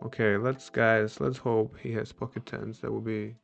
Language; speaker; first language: English; non-native, fluent; Czech